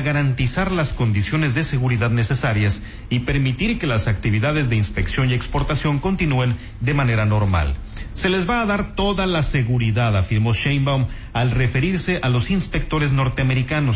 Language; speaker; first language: Spanish; native; Spanish